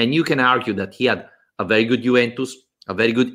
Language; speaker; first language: English; non-native, fluent; Italian